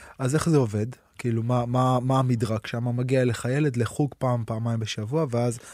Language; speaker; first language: Hebrew; native; Hebrew